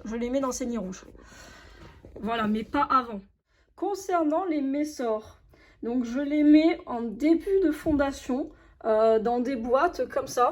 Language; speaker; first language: French; native; French